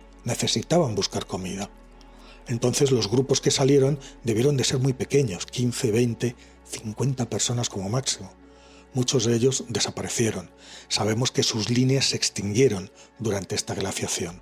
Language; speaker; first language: Spanish; native; Spanish